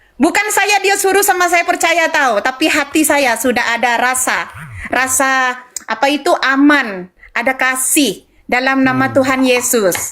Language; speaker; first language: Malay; non-native, local second language; Madurese